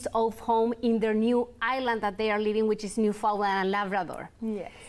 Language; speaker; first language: English; non-native, fluent; Spanish